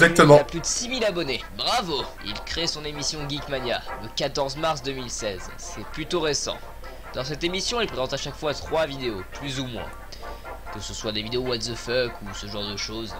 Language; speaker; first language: French; native; French